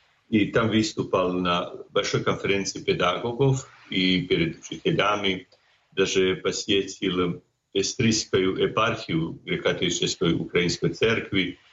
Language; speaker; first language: Ukrainian; non-native, learner; Croatian